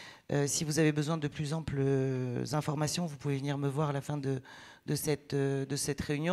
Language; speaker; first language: French; native; French